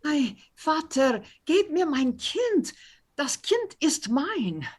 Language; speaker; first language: German; non-native, learner; English